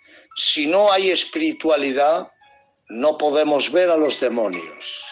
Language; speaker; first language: Spanish; native; Spanish